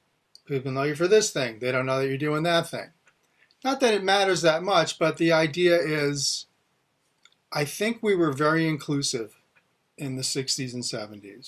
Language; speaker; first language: English; native; English